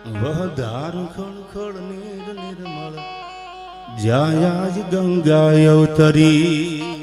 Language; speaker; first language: Gujarati; native; Gujarati